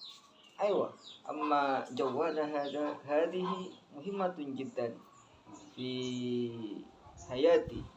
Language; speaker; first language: Arabic; non-native, learner; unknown